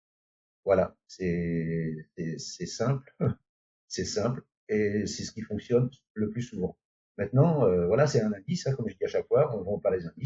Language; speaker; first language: French; native; French